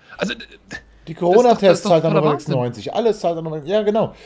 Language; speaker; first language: German; native; German